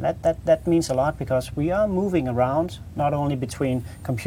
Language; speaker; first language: English; non-native, fluent; Danish